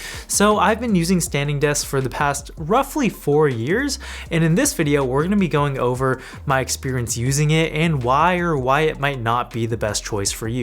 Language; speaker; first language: English; native; English